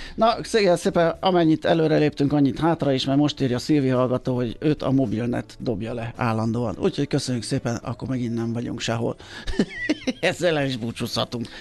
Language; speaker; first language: Hungarian; native; Hungarian